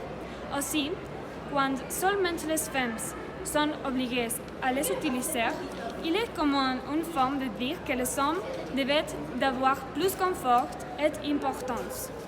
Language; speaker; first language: French; non-native, learner; Spanish